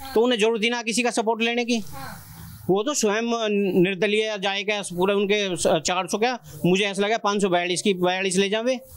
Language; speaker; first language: Hindi; native; Hindi